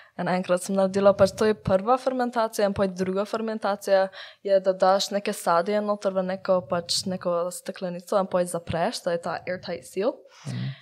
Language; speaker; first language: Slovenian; early bilingual, heritage; English